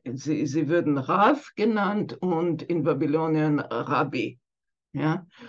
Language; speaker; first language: German; non-native, fluent; Hebrew